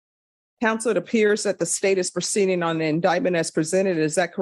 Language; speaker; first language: English; native; English